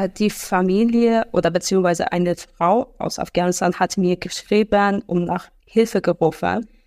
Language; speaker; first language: German; non-native, fluent; Persian